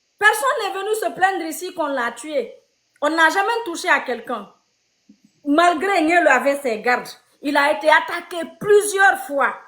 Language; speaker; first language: French; non-native, local second language; Fula